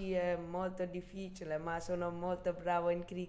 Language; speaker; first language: Italian; non-native, learner; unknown